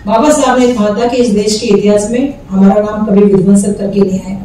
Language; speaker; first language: Hindi; non-native, local second language; Marathi